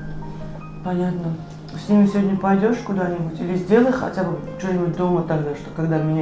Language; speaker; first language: Russian; non-native, local second language; Uzbek